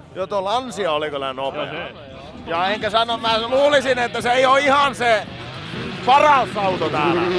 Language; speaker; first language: Finnish; native; Finnish